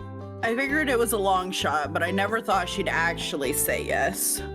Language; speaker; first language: English; native; English